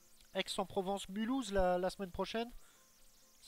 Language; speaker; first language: French; native; French